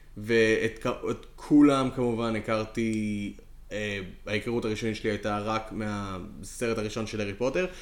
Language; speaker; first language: Hebrew; native; Hebrew